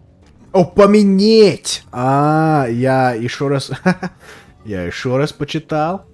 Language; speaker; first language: Russian; non-native, learner; English